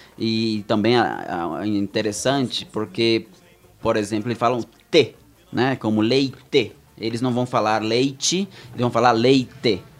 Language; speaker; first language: Portuguese; native; Portuguese